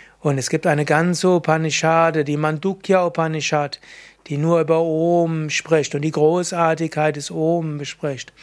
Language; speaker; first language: German; native; German